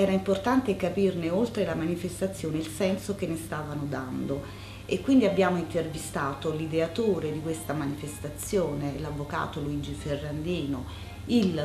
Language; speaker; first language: Italian; native; Italian